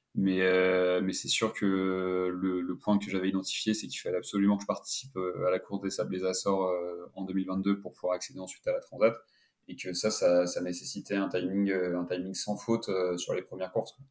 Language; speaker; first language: French; native; French